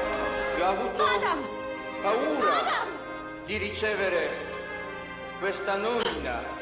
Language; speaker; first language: Italian; non-native, fluent; Polish